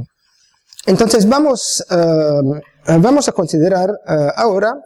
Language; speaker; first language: Spanish; non-native, fluent; Italian